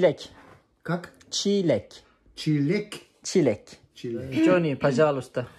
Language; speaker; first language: Russian; non-native, learner; Turkish